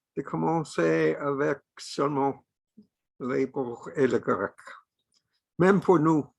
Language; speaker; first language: French; non-native, fluent; English